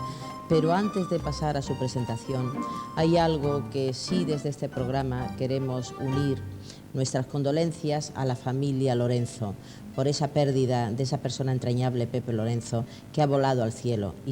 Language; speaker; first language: Spanish; native; Spanish